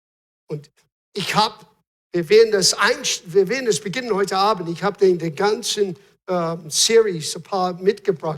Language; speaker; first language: German; non-native, fluent; English